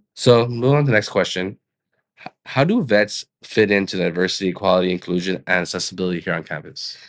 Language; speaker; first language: English; native; English